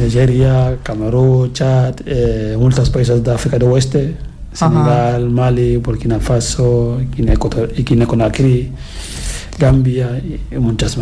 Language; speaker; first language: Catalan; non-native, fluent; Fula